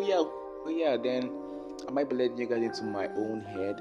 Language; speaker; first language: English; non-native, local second language; Yoruba